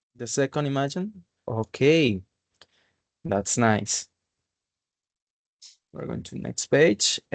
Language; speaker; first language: English; non-native, learner; Spanish